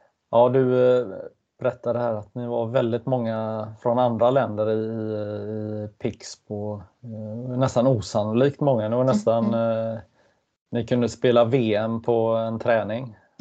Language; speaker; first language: Swedish; native; Swedish